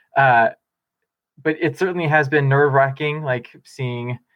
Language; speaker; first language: English; native; English